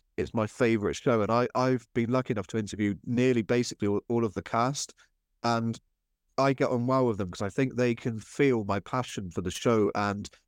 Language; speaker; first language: English; native; English